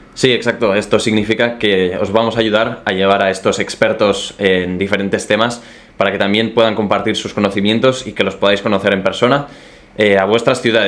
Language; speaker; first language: Spanish; native; Spanish